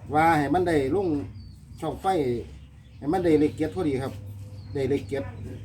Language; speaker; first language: Thai; native; Thai